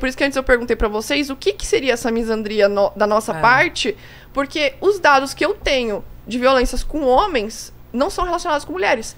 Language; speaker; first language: Portuguese; native; Portuguese